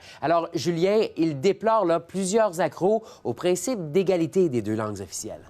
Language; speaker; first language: French; native; French